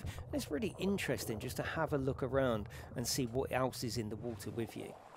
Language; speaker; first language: English; native; English